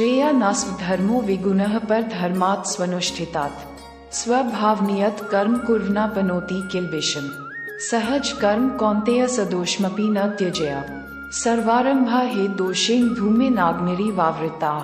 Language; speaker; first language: Hindi; native; Hindi